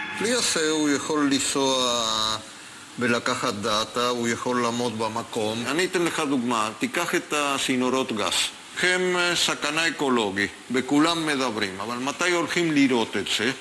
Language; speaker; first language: Hebrew; non-native, fluent; Spanish